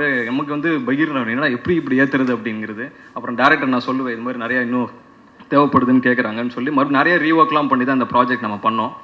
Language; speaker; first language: Tamil; native; Tamil